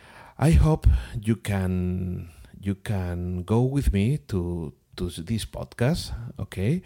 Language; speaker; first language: English; non-native, learner; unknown